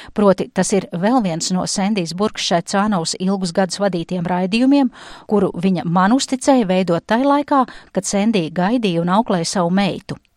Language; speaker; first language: Latvian; native; Latvian